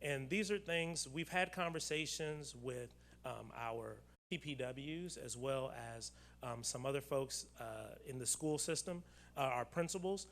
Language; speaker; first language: English; native; English